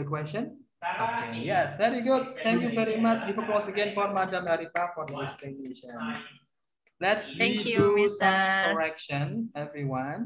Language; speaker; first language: English; non-native, learner; Indonesian